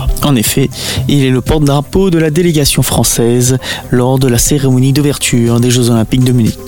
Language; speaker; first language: French; native; French